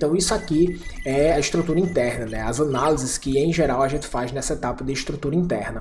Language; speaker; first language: Portuguese; native; Portuguese